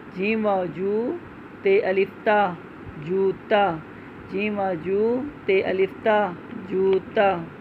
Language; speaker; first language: Urdu; non-native, local second language; Punjabi